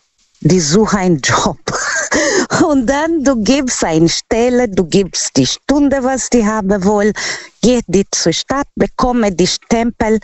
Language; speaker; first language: German; non-native, fluent; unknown